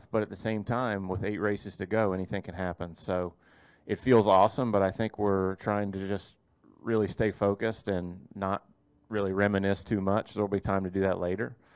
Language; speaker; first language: English; native; English